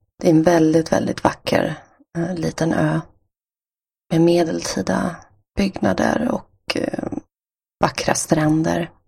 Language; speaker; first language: Swedish; native; Swedish